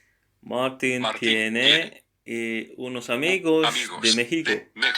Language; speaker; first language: Spanish; non-native, learner; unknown